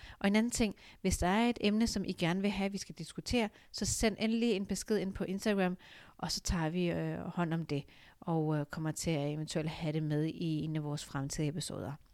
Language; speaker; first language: Danish; early bilingual, other home language; Urdu